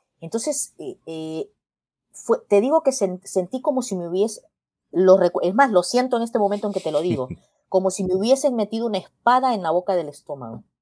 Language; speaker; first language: Spanish; native; Spanish